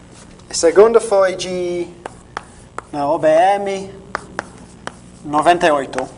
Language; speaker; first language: Portuguese; non-native, fluent; English